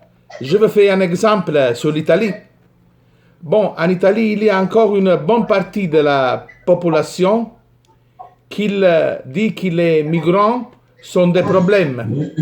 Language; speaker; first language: French; non-native, fluent; Italian